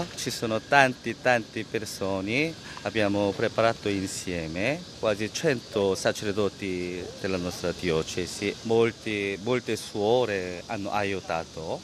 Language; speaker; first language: Italian; non-native, fluent; Korean